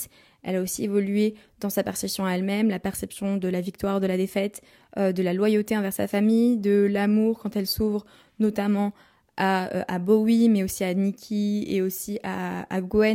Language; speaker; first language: French; native; French